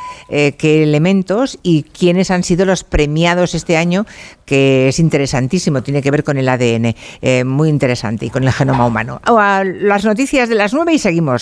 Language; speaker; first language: Spanish; native; Spanish